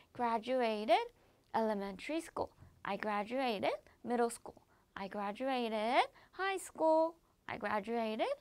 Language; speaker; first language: English; non-native, fluent; Korean